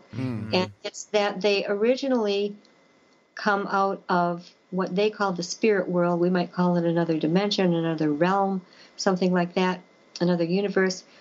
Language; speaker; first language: English; native; English